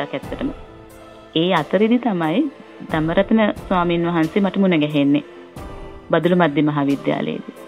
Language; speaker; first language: Sinhala; non-native, local second language; Tamil